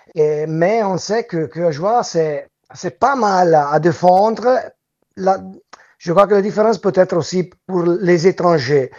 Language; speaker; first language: French; non-native, local second language; Italian